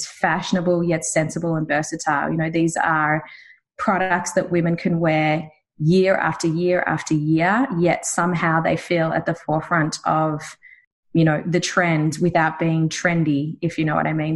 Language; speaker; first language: English; native; English